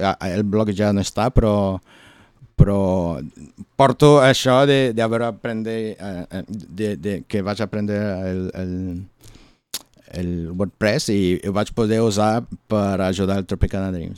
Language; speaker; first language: Catalan; non-native, learner; Portuguese